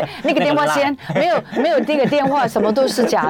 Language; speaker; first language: Chinese; native; Chinese